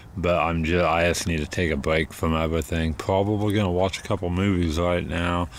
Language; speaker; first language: English; native; English